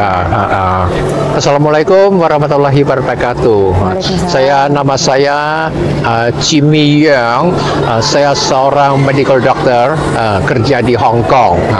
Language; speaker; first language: Indonesian; non-native, learner; Cantonese